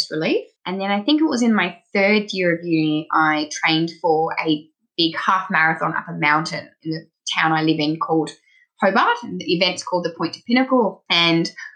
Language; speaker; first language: English; native; English